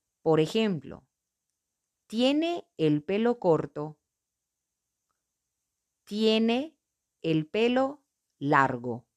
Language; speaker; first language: Spanish; non-native, fluent; Portuguese